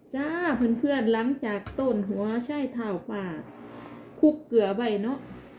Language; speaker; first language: Thai; native; Thai